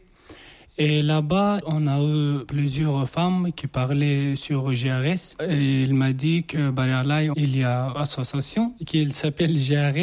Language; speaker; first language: French; non-native, learner; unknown